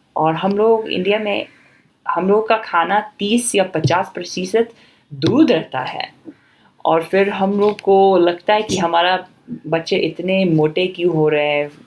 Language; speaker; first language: Hindi; non-native, fluent; English